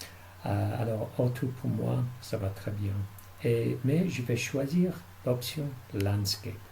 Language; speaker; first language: French; non-native, fluent; English